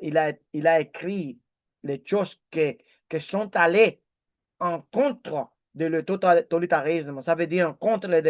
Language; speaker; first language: French; non-native, learner; Spanish